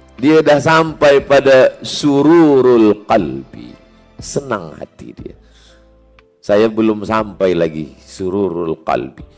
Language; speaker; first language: Malay; native; Malay